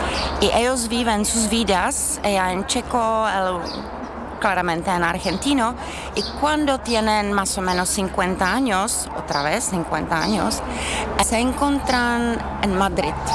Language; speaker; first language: Spanish; non-native, fluent; Czech